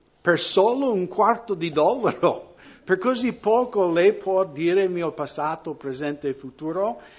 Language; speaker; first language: Italian; non-native, fluent; English